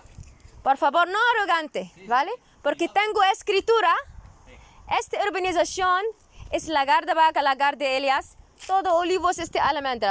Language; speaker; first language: Spanish; non-native, learner; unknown